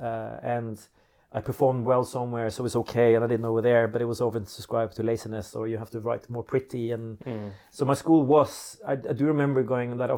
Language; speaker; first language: English; non-native, fluent; Norwegian